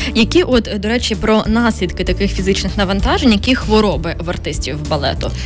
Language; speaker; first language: Ukrainian; native; Ukrainian